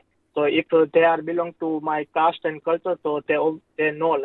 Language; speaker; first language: English; non-native, local second language; Gujarati